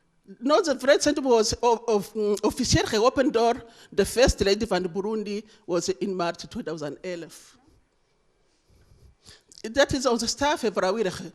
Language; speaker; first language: Dutch; non-native, learner; Rundi